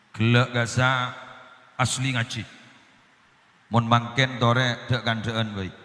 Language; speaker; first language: Indonesian; non-native, local second language; Madurese